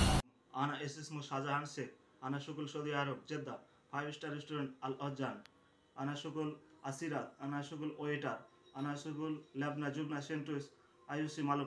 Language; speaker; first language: Arabic; non-native, learner; Bangla